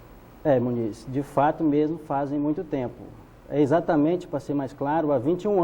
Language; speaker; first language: Portuguese; native; Portuguese